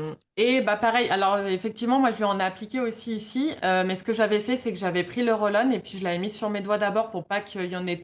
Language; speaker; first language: French; native; French